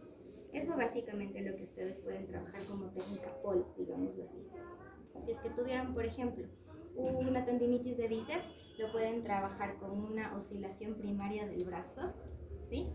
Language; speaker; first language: Spanish; native; Spanish